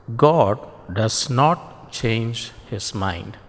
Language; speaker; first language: English; non-native, local second language; Tamil